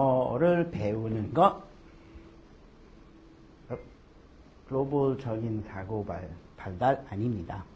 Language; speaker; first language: Korean; non-native, learner; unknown